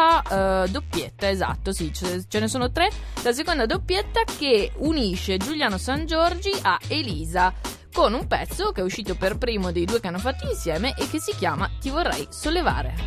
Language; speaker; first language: Italian; native; Italian